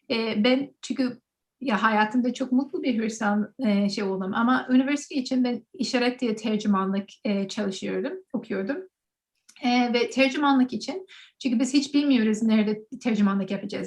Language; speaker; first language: Turkish; non-native, learner; English